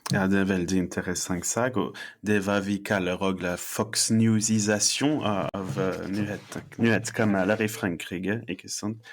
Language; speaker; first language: Norwegian; non-native, fluent; French